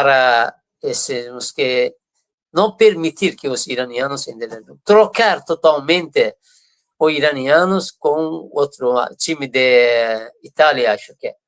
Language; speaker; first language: Portuguese; non-native, fluent; Persian